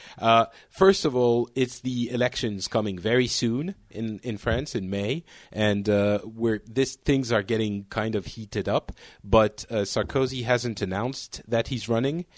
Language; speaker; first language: English; non-native, fluent; French